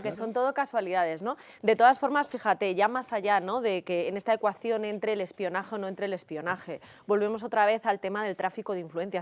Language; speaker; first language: Spanish; native; Spanish